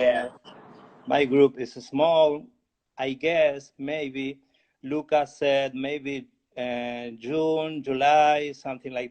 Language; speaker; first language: English; non-native, learner; Spanish